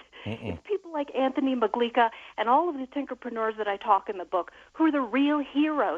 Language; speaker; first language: English; native; English